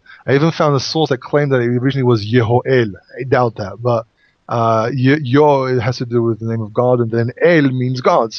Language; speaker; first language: English; non-native, fluent; Hebrew